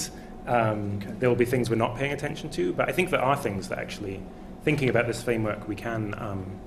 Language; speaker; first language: English; native; English